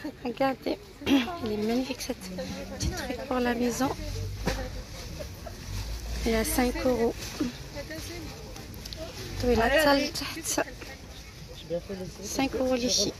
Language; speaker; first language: French; non-native, fluent; Arabic